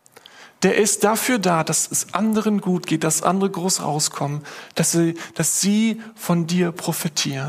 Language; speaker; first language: German; native; German